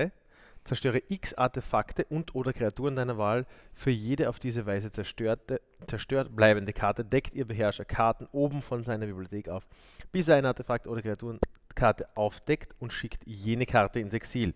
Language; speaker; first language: German; native; German